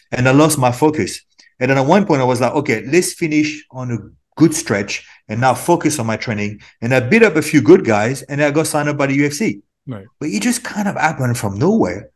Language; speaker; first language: English; non-native, fluent; French